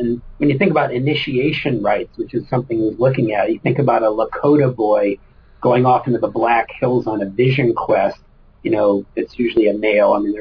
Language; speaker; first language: English; native; English